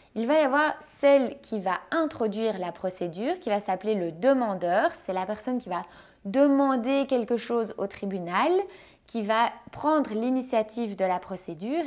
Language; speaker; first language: French; native; French